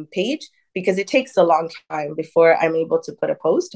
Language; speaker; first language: English; early bilingual, other home language; Tamil